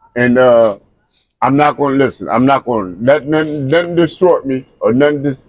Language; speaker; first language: English; native; English